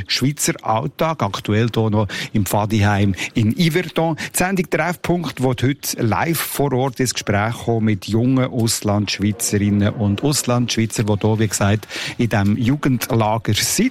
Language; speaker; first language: German; native; German